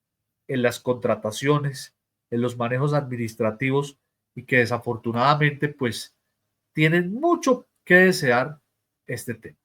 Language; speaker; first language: Spanish; native; Spanish